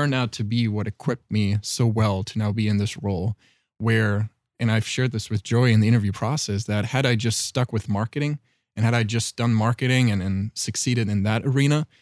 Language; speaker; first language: English; non-native, fluent; German